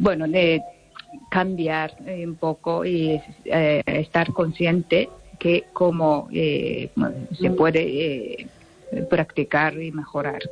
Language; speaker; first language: Spanish; non-native, learner; Japanese